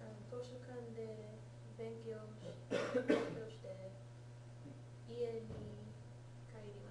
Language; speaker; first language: Japanese; non-native, learner; English